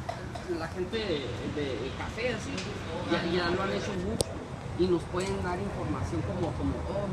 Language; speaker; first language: Spanish; early bilingual, heritage; Spanish